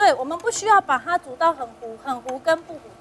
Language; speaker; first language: Chinese; native; Chinese